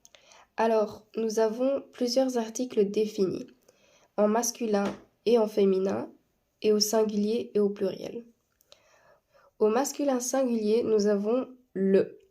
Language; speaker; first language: French; non-native, fluent; Spanish